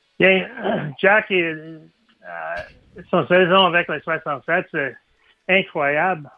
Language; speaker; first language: French; non-native, learner; English